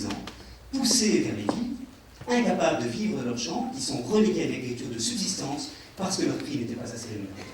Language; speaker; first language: French; native; French